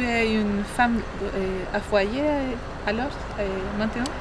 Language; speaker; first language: French; non-native, learner; Spanish